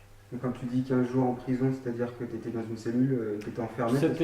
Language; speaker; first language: French; native; French